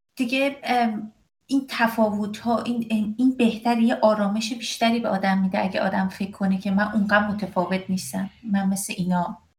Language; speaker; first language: Persian; native; Persian